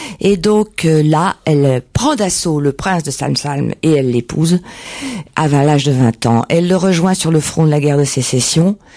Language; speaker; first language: French; native; French